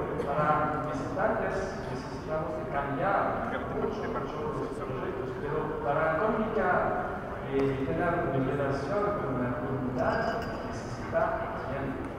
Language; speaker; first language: Spanish; non-native, learner; French